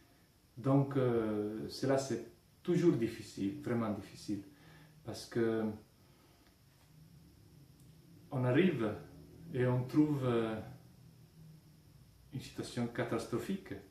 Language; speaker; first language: French; non-native, fluent; Italian